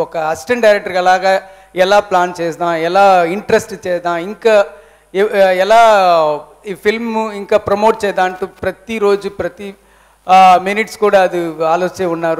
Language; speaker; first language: Telugu; non-native, learner; Tamil